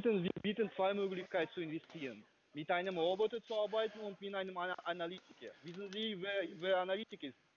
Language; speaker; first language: German; non-native, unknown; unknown